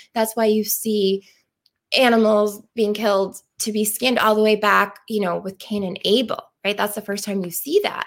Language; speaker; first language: English; native; English